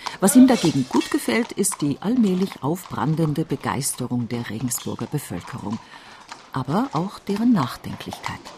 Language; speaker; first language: German; native; German